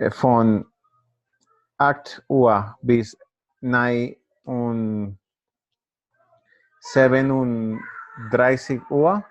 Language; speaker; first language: German; non-native, learner; Spanish